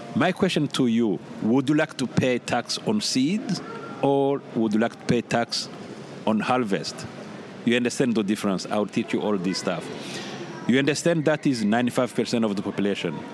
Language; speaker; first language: English; non-native, fluent; Rundi